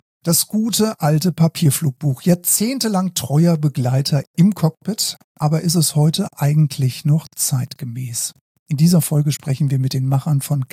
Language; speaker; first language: German; native; German